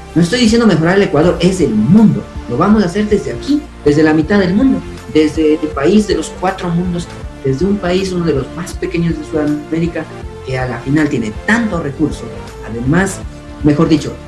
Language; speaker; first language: Spanish; non-native, local second language; Quechua